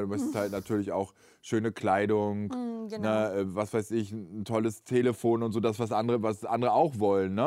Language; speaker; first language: German; native; German